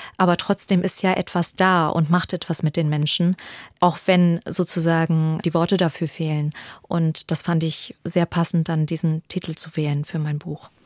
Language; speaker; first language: German; early bilingual, other home language; Albanian